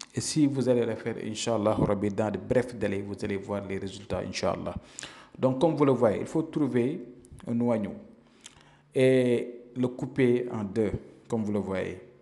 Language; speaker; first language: French; non-native, local second language; Wolof